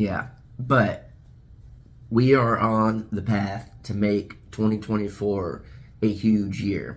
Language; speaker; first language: English; native; English